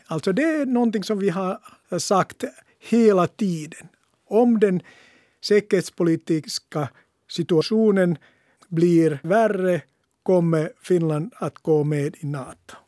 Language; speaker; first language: Swedish; non-native, local second language; Finnish